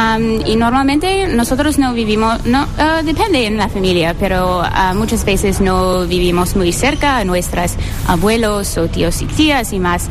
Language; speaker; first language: Spanish; non-native, fluent; English